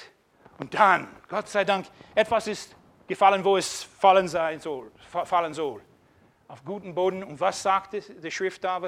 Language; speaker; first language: German; non-native, fluent; English